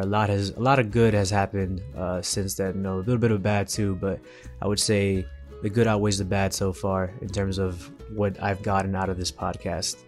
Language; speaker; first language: English; early bilingual, other home language; Spanish